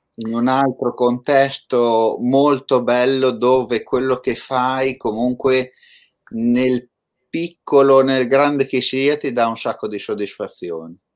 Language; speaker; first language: Italian; native; Italian